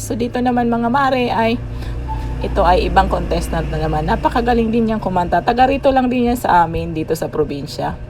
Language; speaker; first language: Filipino; non-native, local second language; Bikol